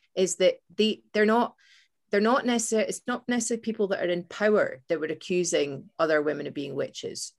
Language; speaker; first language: English; native; English